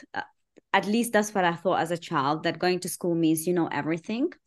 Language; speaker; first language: English; early bilingual, other home language; Persian